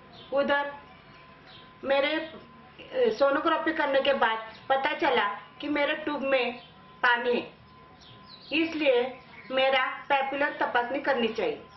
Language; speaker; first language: Hindi; non-native, local second language; Marathi